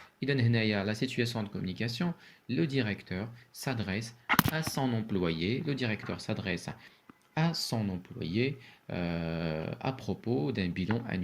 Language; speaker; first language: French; non-native, local second language; Arabic